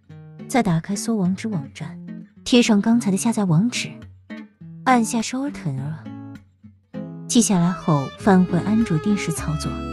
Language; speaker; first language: Chinese; native; Chinese